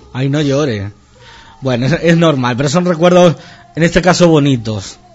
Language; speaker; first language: Spanish; native; Spanish